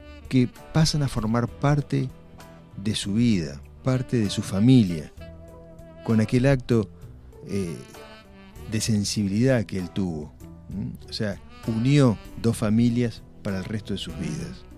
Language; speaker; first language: Spanish; native; Spanish